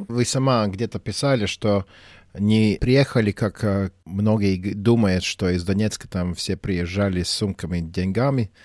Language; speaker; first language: Russian; non-native, local second language; Latvian